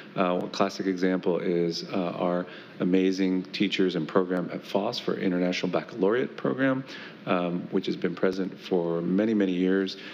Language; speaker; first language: English; early bilingual, other home language; Spanish